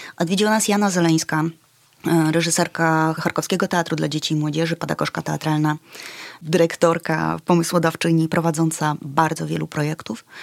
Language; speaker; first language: Polish; early bilingual, other home language; Ukrainian